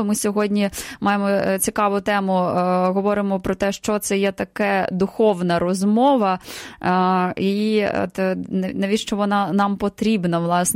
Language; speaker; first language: Ukrainian; native; Ukrainian